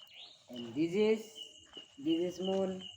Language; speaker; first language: English; non-native, learner; Indonesian